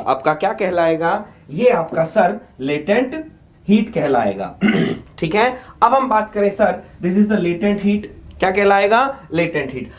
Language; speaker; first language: Hindi; native; Hindi